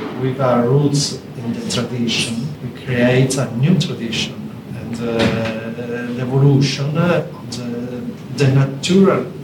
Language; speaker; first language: English; non-native, learner; Italian